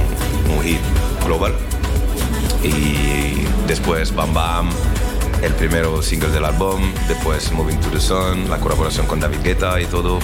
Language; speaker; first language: Spanish; non-native, learner; French